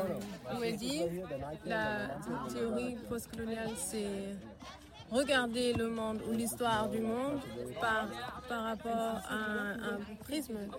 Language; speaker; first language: French; early bilingual, heritage; French